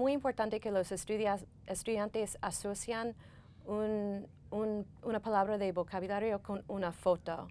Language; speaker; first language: Spanish; non-native, fluent; English